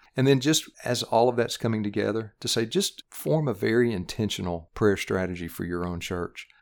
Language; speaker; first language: English; native; English